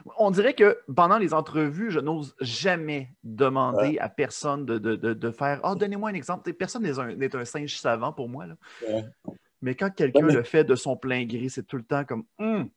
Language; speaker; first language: French; native; French